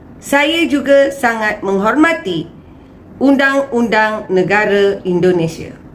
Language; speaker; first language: Malay; native; Malay